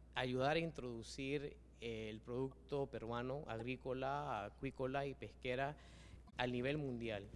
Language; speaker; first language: Spanish; early bilingual, heritage; Spanish